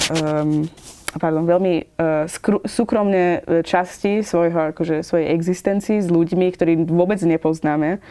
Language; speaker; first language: Slovak; non-native, fluent; Persian